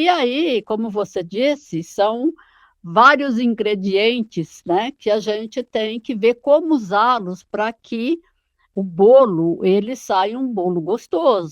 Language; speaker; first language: Portuguese; native; Portuguese